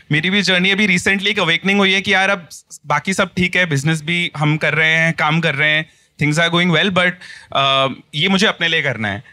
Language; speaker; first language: Hindi; native; Hindi